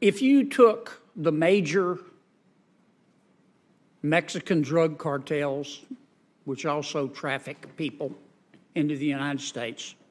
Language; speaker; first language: English; native; English